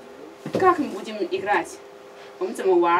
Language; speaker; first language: Russian; non-native, learner; Chinese